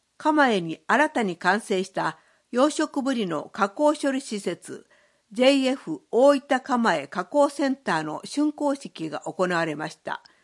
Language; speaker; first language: Japanese; native; Japanese